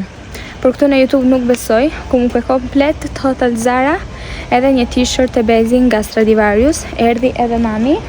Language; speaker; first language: Albanian; early bilingual, heritage; Albanian